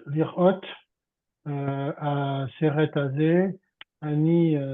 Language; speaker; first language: Hebrew; non-native, learner; French